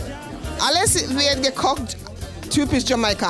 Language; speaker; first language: German; non-native, learner; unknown